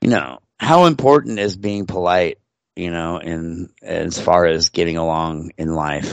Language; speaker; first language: English; native; English